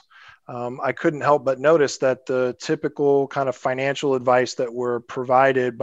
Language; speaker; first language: English; native; English